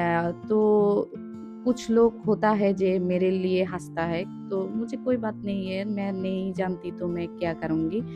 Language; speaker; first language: Hindi; non-native, learner; Bangla